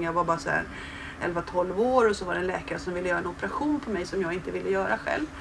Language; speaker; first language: Swedish; native; Swedish